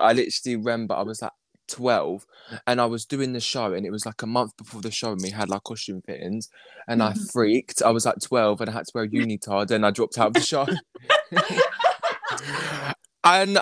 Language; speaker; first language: English; native; English